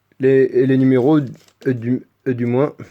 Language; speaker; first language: French; native; French